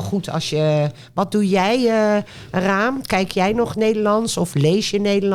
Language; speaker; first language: Dutch; non-native, fluent; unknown